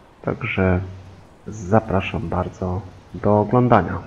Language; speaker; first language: Polish; native; Polish